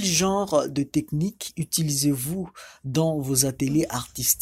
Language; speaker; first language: French; non-native, fluent; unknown